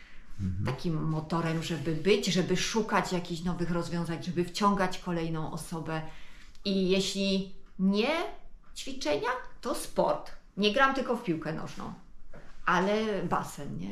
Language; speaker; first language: Polish; native; Polish